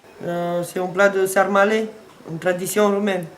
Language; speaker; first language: French; non-native, learner; Romanian